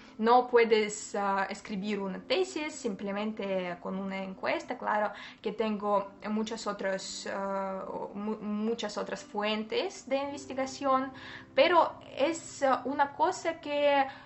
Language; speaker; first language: Spanish; non-native, fluent; Russian